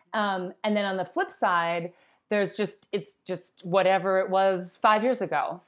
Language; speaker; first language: English; native; English